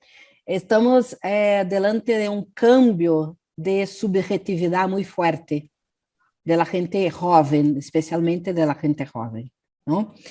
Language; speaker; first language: Spanish; non-native, learner; Portuguese